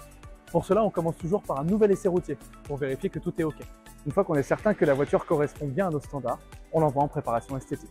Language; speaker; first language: French; native; French